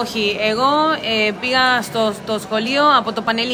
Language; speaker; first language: Greek; early bilingual, heritage; Greek